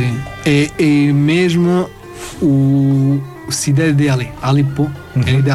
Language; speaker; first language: Portuguese; non-native, fluent; Arabic